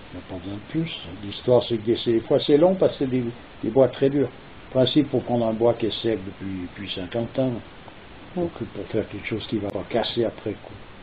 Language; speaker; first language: French; native; French